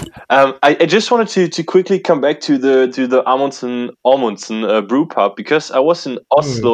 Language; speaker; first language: English; non-native, fluent; German